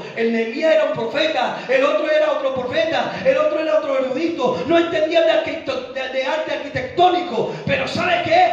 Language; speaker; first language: Spanish; native; Spanish